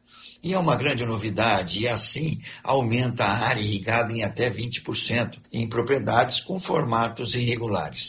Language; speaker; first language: Portuguese; native; Portuguese